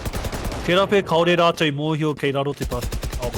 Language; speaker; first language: Māori; non-native, local second language; English